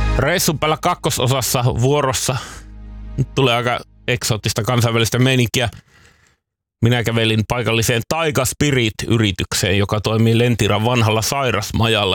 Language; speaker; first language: Finnish; native; Finnish